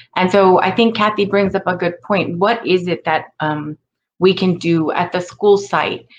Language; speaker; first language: English; native; English